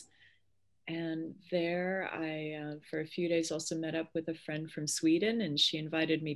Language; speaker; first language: English; early bilingual, other home language; Polish